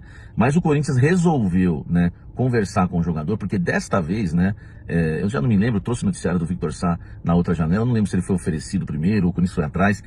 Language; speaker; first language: Portuguese; native; Portuguese